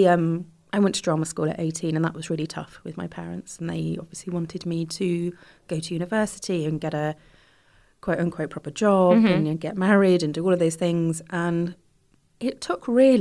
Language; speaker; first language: English; native; English